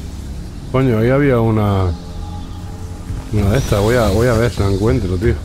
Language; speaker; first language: Spanish; native; Spanish